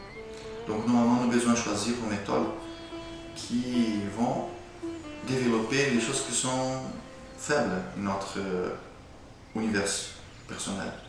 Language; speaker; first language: French; non-native, fluent; Portuguese